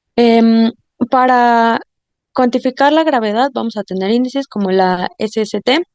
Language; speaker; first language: Spanish; native; Spanish